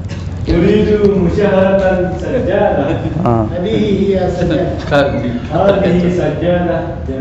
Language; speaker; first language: Arabic; non-native, learner; Indonesian